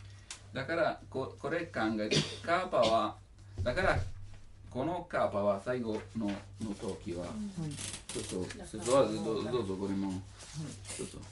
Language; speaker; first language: Japanese; non-native, learner; Italian